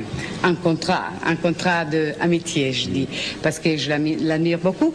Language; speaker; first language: French; non-native, fluent; Italian